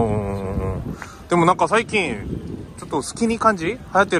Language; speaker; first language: Japanese; non-native, fluent; Korean